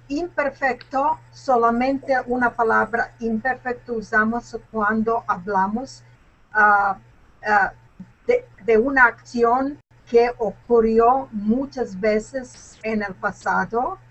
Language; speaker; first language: Spanish; non-native, fluent; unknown